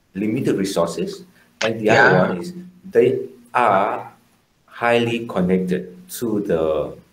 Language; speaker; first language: English; non-native, fluent; Vietnamese